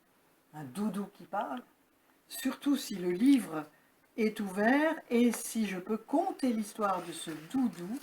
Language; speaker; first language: French; native; French